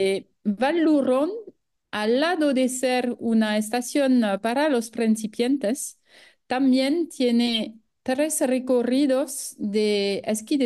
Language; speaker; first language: Spanish; non-native, fluent; French